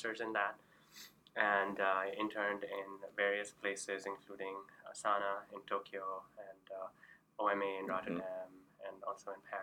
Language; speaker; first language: English; non-native, local second language; Urdu